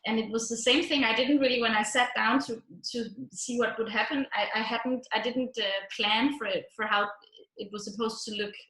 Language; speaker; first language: English; non-native, fluent; Danish